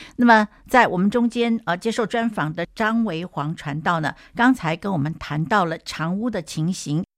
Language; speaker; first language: Chinese; native; Chinese